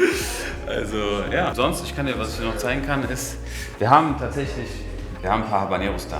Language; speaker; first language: German; native; German